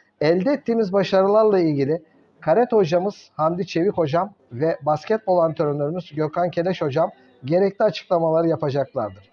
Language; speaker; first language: Turkish; native; Turkish